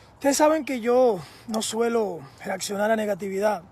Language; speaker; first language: Spanish; early bilingual, heritage; Spanish